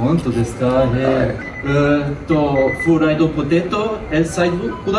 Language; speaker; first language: Japanese; non-native, learner; English